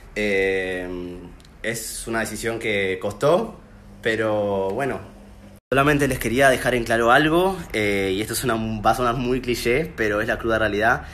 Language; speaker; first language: Spanish; native; Spanish